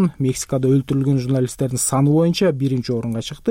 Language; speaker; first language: Kyrgyz; native; Kyrgyz